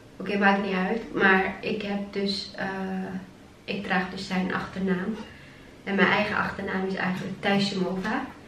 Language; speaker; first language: Dutch; early bilingual, other home language; Chechen